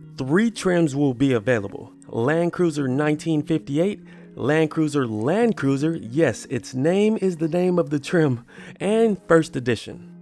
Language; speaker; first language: English; native; English